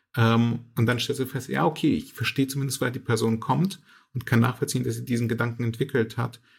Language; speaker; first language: German; early bilingual, other home language; Russian